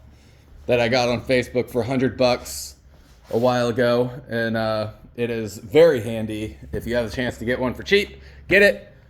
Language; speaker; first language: English; native; English